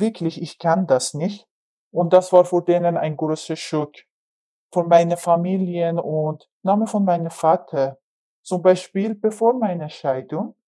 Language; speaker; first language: German; non-native, learner; Persian